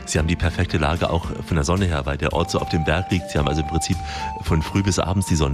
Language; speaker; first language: German; native; German